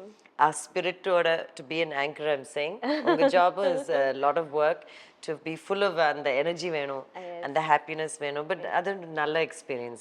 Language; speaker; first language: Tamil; early bilingual, heritage; Tamil